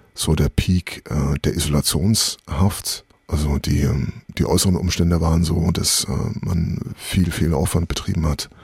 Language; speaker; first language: German; native; German